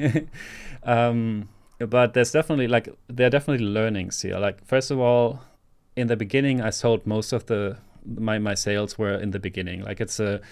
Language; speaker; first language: English; non-native, fluent; German